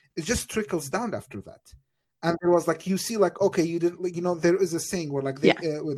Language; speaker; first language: English; non-native, fluent; Arabic